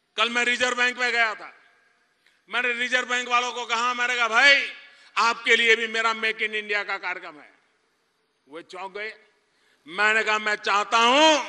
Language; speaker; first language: Hindi; non-native, local second language; Gujarati